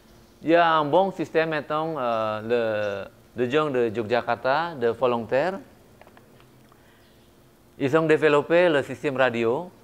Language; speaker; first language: French; non-native, fluent; Indonesian